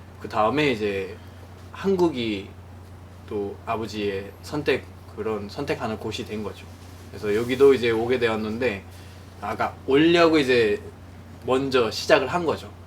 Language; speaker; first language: Korean; non-native, fluent; Nepali